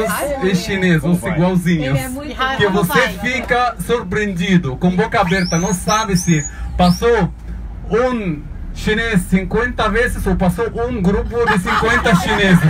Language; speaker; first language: Portuguese; non-native, learner; Arabic